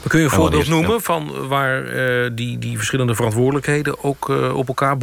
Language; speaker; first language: Dutch; native; Dutch